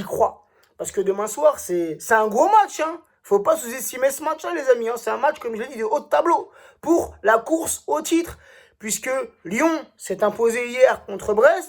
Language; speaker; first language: French; native; French